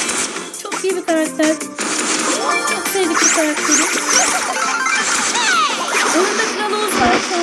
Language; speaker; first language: Turkish; native; Turkish